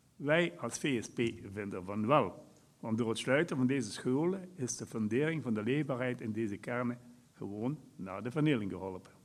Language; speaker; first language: Dutch; native; Dutch